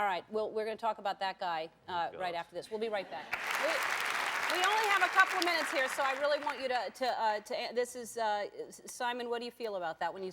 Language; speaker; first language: English; native; English